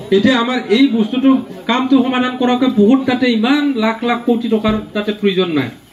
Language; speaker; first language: Assamese; non-native, local second language; Bodo